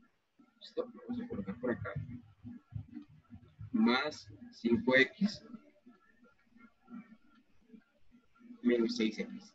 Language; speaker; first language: Spanish; native; Spanish